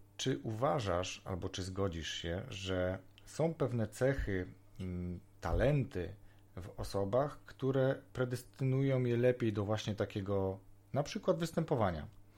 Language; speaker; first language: Polish; native; Polish